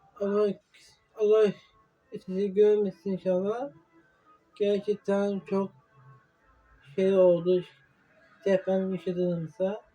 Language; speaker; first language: Turkish; non-native, learner; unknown